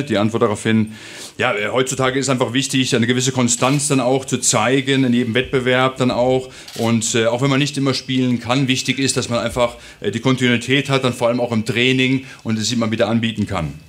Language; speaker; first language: German; native; German